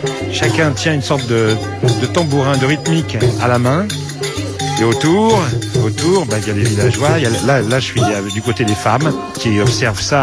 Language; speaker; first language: French; native; French